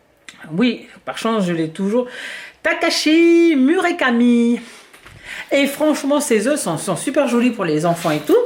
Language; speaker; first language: French; native; French